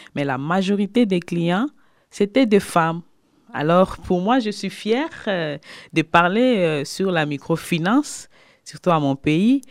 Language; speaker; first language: French; non-native, local second language; Lingala